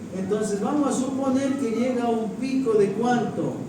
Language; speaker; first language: Spanish; native; Spanish